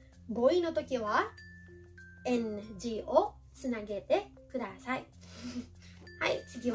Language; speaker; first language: Japanese; non-native, fluent; Filipino